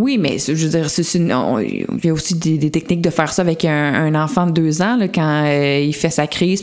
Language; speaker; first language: French; native; French